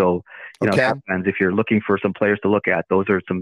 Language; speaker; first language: English; native; English